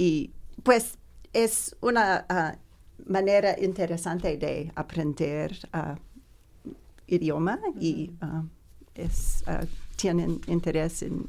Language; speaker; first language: Spanish; non-native, learner; English